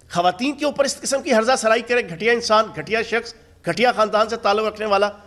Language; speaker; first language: Urdu; native; Urdu